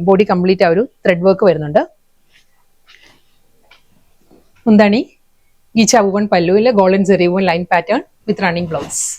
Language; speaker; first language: Malayalam; native; Malayalam